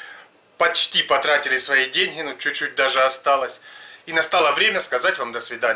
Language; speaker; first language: Russian; native; Russian